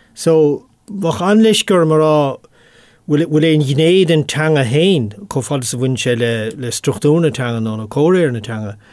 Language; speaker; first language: Irish; non-native, local second language; English